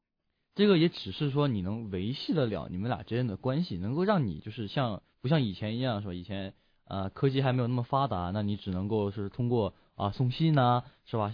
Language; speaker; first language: Chinese; native; Chinese